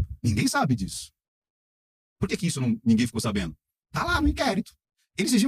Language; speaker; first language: Portuguese; native; Portuguese